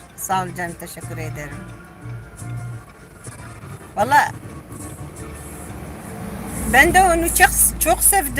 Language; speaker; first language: Turkish; non-native, local second language; Kurdish